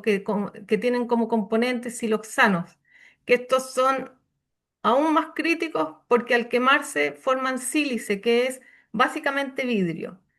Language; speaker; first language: Spanish; native; Spanish